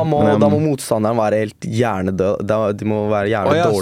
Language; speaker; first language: Norwegian; early bilingual, other home language; Turkish